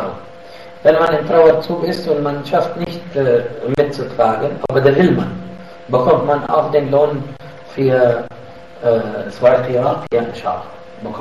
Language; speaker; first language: German; non-native, fluent; Arabic